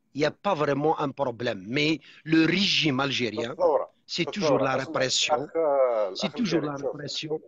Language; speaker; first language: Arabic; non-native, local second language; Kabyle